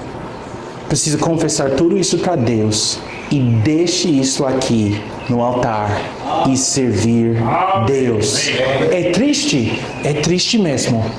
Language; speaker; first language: Portuguese; non-native, fluent; English